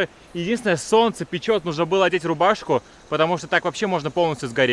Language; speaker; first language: Russian; native; Russian